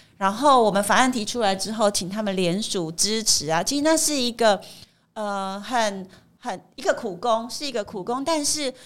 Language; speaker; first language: Chinese; native; Chinese